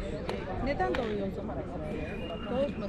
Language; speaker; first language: Turkish; native; Turkish